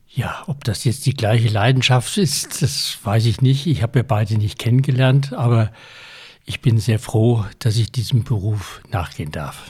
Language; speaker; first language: German; native; German